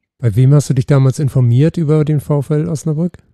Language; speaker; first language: German; native; German